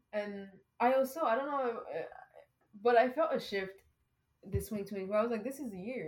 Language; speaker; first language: English; early bilingual, other home language; Spanish